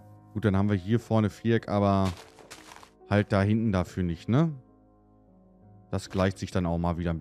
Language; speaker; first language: German; native; German